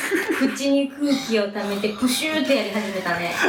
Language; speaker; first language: Japanese; native; Japanese